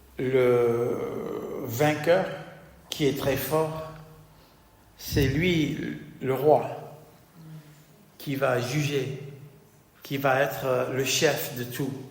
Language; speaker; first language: French; non-native, fluent; English